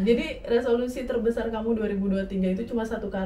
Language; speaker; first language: Indonesian; native; Indonesian